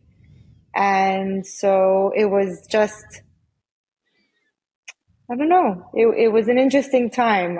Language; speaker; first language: English; early bilingual, other home language; Spanish